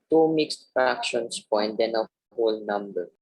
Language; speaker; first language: English; non-native, local second language; Filipino